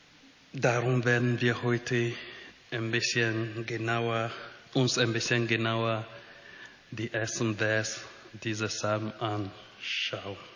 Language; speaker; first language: German; non-native, fluent; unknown